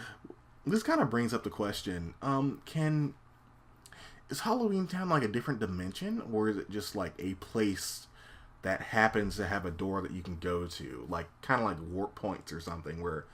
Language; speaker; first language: English; native; English